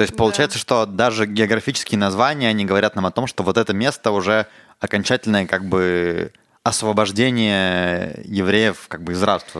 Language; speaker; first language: Russian; native; Russian